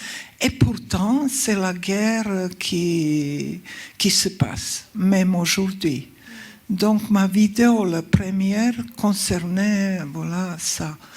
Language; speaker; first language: French; non-native, fluent; Croatian